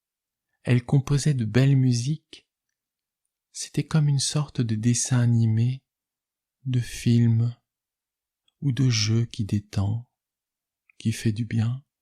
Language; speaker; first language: French; native; French